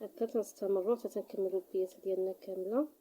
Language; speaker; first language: Arabic; native; Arabic